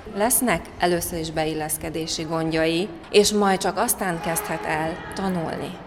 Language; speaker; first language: Hungarian; native; Hungarian